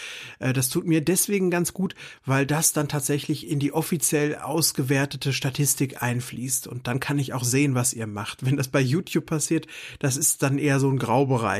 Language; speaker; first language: German; native; German